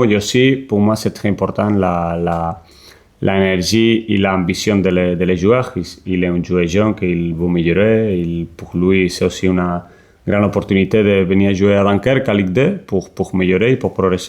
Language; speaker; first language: French; non-native, learner; Spanish